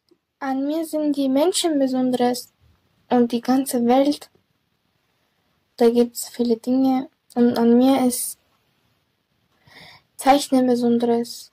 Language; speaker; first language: German; non-native, learner; Persian